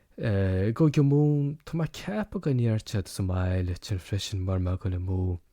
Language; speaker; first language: Irish; native; Irish